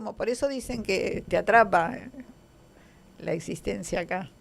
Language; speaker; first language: Spanish; native; Spanish